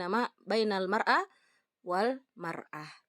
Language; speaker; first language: Arabic; non-native, fluent; Indonesian